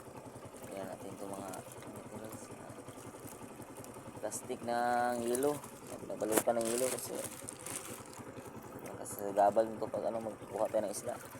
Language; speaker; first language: Filipino; non-native, local second language; Cebuano